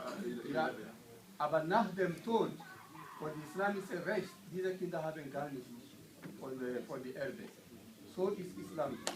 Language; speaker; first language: German; non-native, learner; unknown